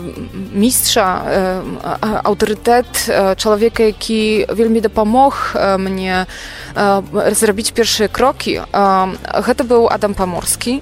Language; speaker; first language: Belarusian; non-native, fluent; Polish